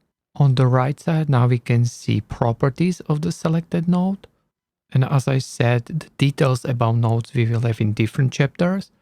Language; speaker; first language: English; non-native, learner; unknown